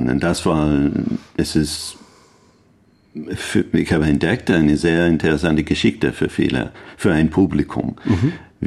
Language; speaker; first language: German; non-native, learner; English